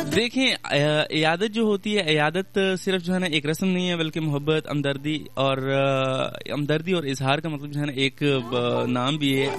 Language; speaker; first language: Urdu; non-native, local second language; Pashto